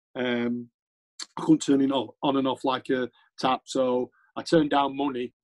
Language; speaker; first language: English; native; English